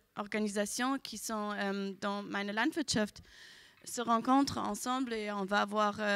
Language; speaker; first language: French; non-native, fluent; German